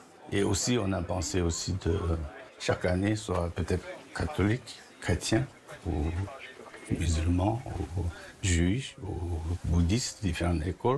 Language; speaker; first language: French; non-native, fluent; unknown